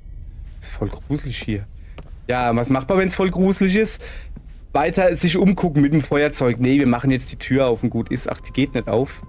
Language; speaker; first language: German; native; German